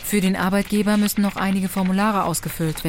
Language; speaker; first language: German; native; German